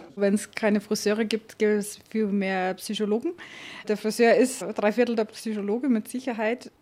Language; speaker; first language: German; native; German